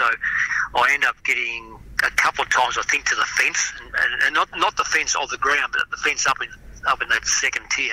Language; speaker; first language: English; native; English